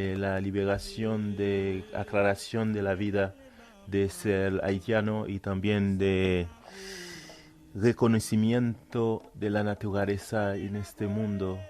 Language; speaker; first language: Spanish; non-native, fluent; Haitian Creole